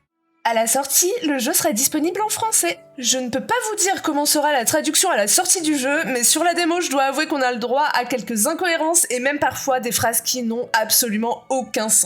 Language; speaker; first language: French; native; French